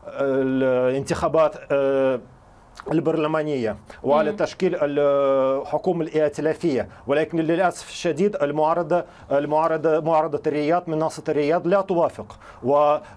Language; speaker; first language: Arabic; non-native, fluent; Russian